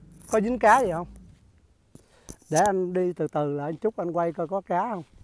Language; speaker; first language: Vietnamese; native; Vietnamese